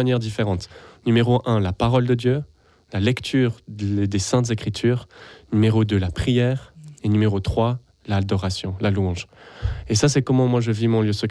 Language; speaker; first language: French; native; French